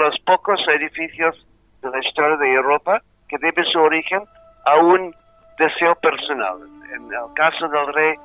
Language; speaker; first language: Spanish; non-native, fluent; English